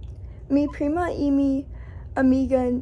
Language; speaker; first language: Spanish; non-native, learner; English